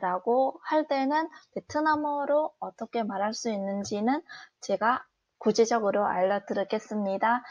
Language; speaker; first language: Korean; non-native, fluent; Vietnamese